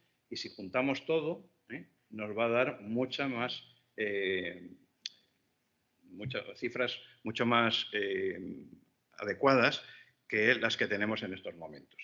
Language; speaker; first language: Spanish; native; Spanish